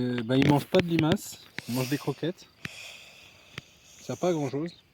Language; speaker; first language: French; native; French